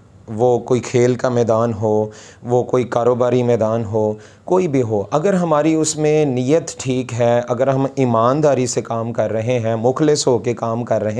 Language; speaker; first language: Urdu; non-native, local second language; Punjabi